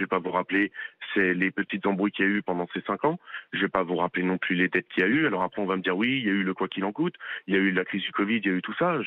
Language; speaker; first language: French; native; French